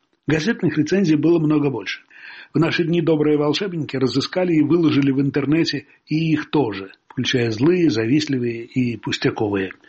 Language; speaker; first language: Russian; native; Russian